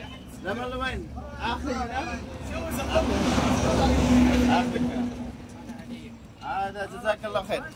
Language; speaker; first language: Arabic; non-native, learner; Bangla